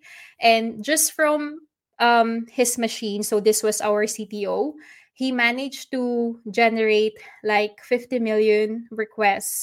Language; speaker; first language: English; non-native, local second language; Filipino